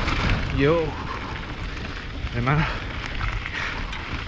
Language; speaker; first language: Spanish; native; Spanish